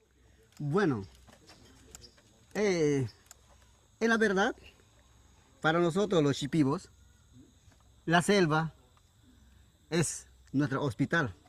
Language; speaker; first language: Spanish; non-native, local second language; Shipibo-Conibo